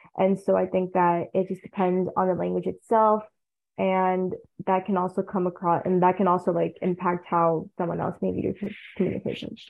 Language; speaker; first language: English; early bilingual, other home language; Tamil